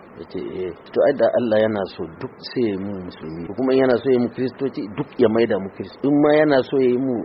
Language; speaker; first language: Hausa; non-native, local second language; Fula